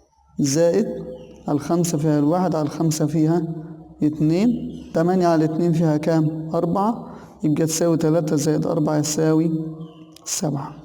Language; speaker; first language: Arabic; native; Arabic